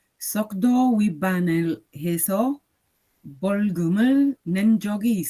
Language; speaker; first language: Korean; non-native, learner; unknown